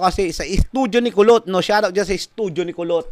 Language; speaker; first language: Filipino; native; Filipino